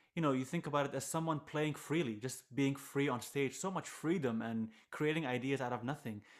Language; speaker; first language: English; non-native, fluent; Arabic